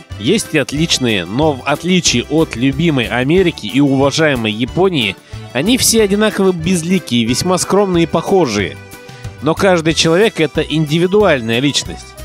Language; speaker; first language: Russian; native; Russian